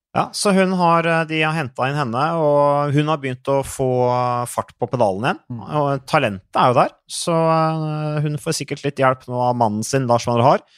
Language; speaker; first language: Norwegian; native; Norwegian